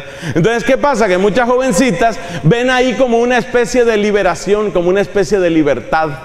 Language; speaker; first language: Spanish; native; Spanish